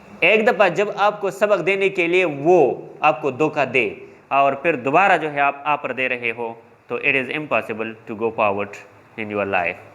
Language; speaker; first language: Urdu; non-native, local second language; Pashto